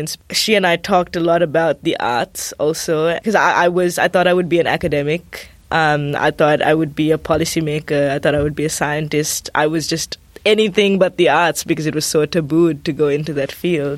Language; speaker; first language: English; non-native, local second language; Sinhala